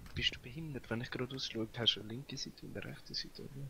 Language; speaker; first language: German; native; German